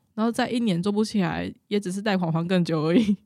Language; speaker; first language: Chinese; native; Chinese